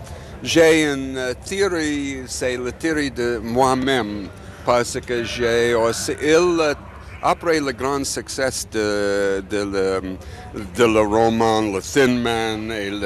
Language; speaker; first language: French; non-native, learner; English